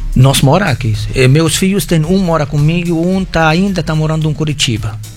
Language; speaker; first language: Portuguese; non-native, fluent; Arabic